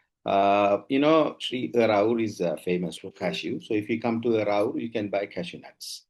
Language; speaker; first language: English; non-native, local second language; Tamil